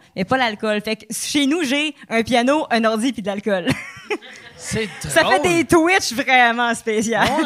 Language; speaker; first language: French; native; French